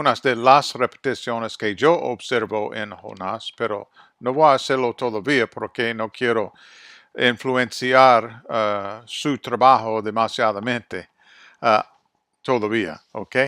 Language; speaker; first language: Spanish; non-native, fluent; English